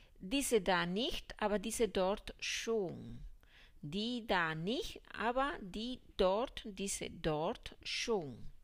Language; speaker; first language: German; non-native, fluent; Spanish